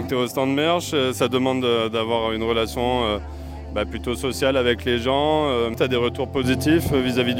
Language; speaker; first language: French; native; French